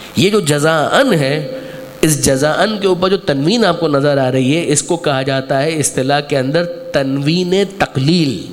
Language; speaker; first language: Urdu; non-native, local second language; Gujarati